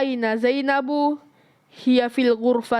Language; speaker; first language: Arabic; non-native, learner; Indonesian